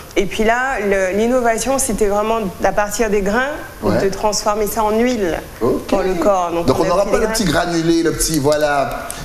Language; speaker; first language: French; native; French